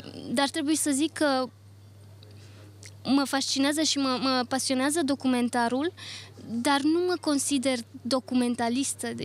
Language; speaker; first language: Romanian; early bilingual, other home language; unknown